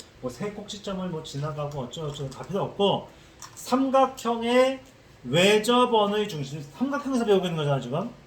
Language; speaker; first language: Korean; native; Korean